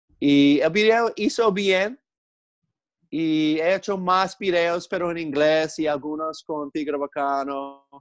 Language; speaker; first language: Spanish; non-native, learner; English